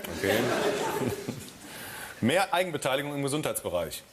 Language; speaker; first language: German; native; German